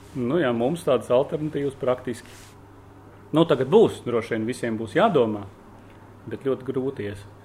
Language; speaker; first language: Latvian; native; Latvian